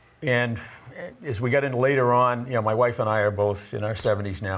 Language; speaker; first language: English; native; English